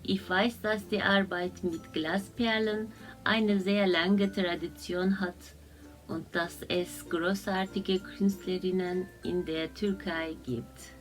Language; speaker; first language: German; non-native, learner; Turkish